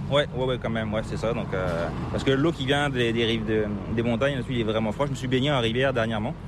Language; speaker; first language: French; native; French